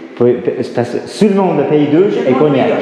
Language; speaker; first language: French; non-native, learner; English